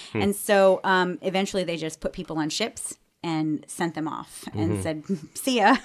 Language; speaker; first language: English; native; English